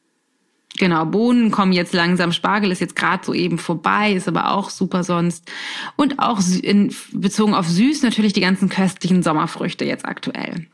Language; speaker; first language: German; native; German